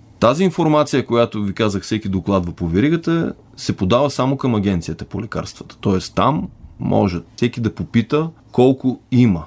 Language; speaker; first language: Bulgarian; native; Bulgarian